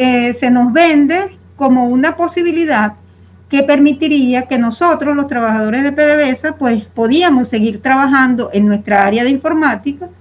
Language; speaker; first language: Spanish; native; Spanish